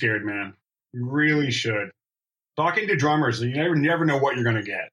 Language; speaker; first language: English; native; English